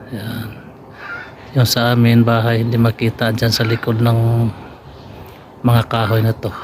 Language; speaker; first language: Filipino; non-native, local second language; Cebuano